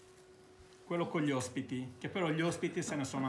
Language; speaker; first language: Italian; native; Italian